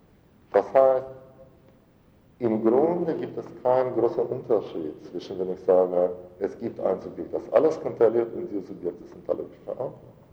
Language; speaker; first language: German; non-native, fluent; Russian